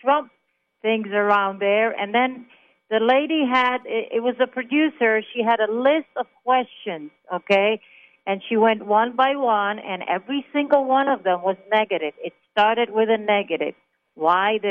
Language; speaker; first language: English; non-native, fluent; Hebrew